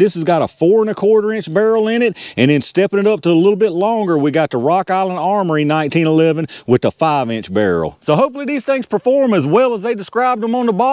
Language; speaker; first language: English; native; English